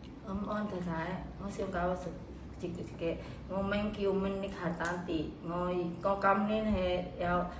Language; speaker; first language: Cantonese; non-native, learner; Indonesian